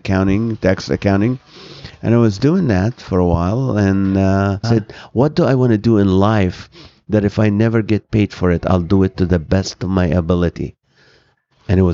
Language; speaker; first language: English; non-native, fluent; Arabic